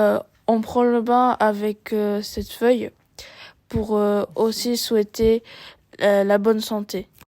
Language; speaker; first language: French; non-native, learner; Japanese